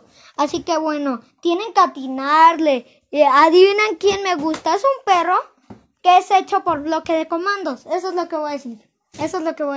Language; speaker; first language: Spanish; native; Spanish